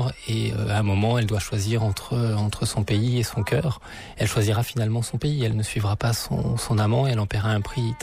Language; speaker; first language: French; native; French